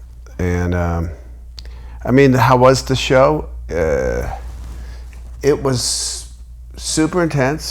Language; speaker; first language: English; native; English